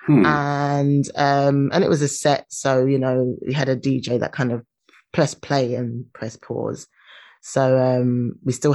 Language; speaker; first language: English; native; English